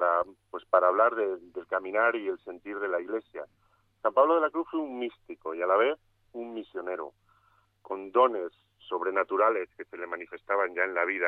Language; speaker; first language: Spanish; native; Spanish